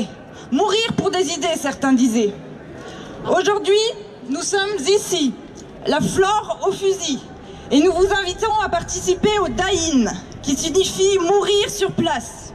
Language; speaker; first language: French; native; French